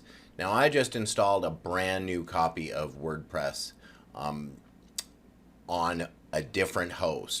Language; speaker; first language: English; native; English